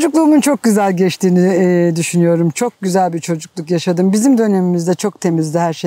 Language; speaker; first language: Turkish; native; Turkish